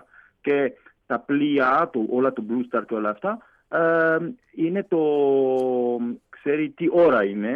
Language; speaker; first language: Greek; early bilingual, heritage; French